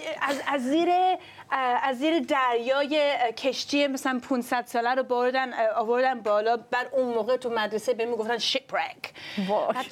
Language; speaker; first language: Persian; early bilingual, other home language; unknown